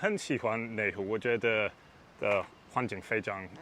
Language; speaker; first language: Chinese; non-native, learner; English